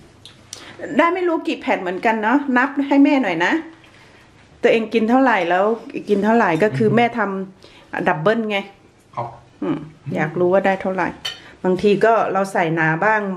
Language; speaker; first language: Thai; native; Thai